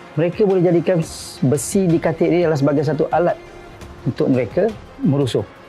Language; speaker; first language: Malay; non-native, learner; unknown